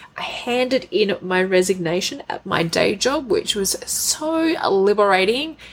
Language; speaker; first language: English; native; English